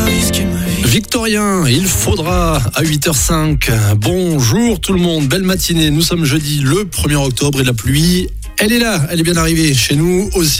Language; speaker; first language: French; native; French